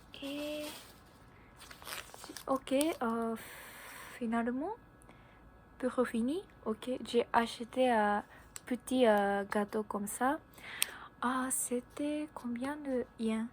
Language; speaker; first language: French; non-native, learner; Japanese